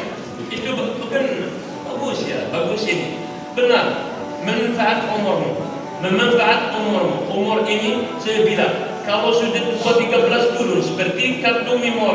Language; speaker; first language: Indonesian; non-native, learner; Arabic